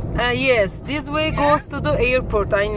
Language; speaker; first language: English; non-native, learner; Turkish